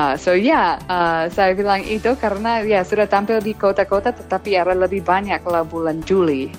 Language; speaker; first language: Indonesian; non-native, fluent; English